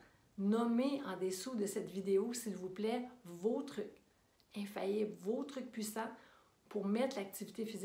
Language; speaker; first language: French; native; French